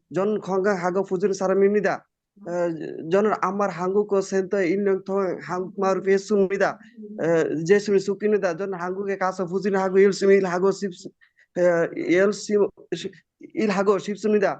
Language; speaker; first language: Korean; non-native, learner; Bangla